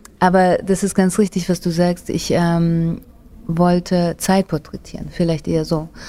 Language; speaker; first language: German; early bilingual, other home language; Russian